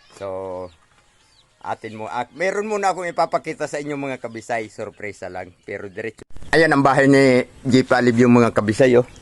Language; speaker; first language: Filipino; non-native, local second language; Cebuano